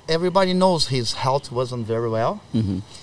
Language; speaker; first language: English; non-native, learner; Portuguese